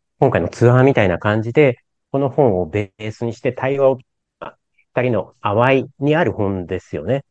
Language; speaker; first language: Japanese; native; Japanese